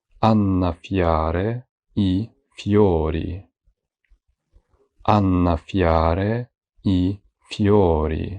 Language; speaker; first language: Italian; non-native, fluent; Ukrainian